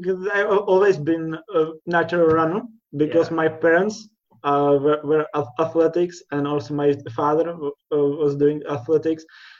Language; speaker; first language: English; non-native, learner; Czech